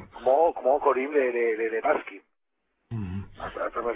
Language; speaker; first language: Hebrew; non-native, fluent; Spanish